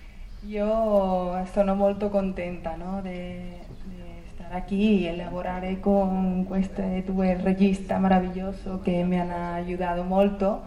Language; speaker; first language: Italian; non-native, learner; Spanish